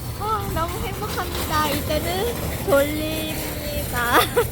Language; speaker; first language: Korean; non-native, fluent; Lao